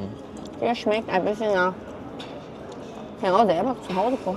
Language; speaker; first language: German; non-native, learner; Chinese